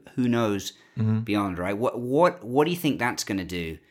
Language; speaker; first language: English; native; English